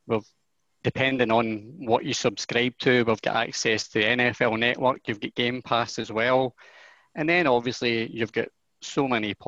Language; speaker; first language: English; native; English